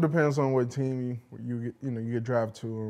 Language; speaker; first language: English; native; English